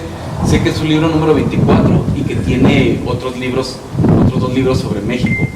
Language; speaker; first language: Spanish; native; Spanish